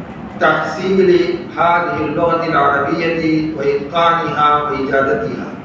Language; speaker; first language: Arabic; non-native, fluent; Urdu